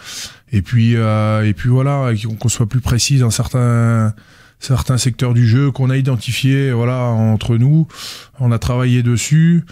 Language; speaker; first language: French; native; French